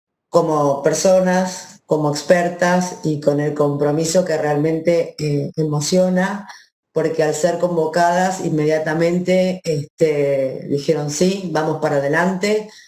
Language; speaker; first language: Spanish; native; Spanish